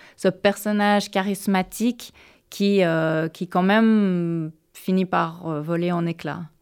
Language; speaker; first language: French; native; French